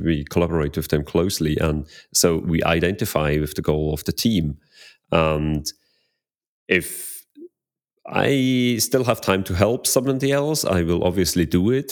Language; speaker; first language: English; non-native, fluent; Swiss German